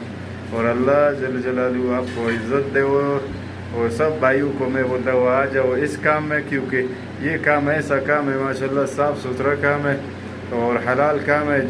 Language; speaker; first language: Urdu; non-native, local second language; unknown